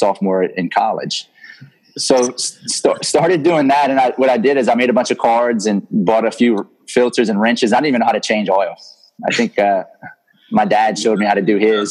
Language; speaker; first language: English; native; English